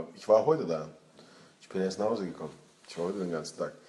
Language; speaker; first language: German; early bilingual, other home language; Russian